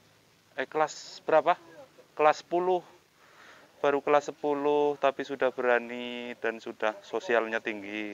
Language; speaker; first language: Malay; non-native, local second language; Javanese